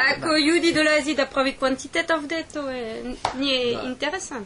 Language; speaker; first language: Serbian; non-native, learner; French